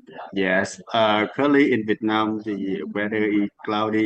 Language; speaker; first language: English; non-native, learner; Vietnamese